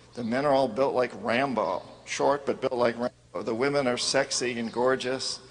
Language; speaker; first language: English; native; English